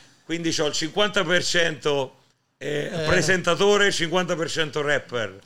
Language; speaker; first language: Italian; native; Italian